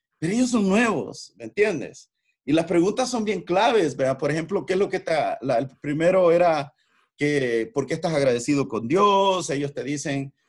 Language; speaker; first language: Spanish; native; Spanish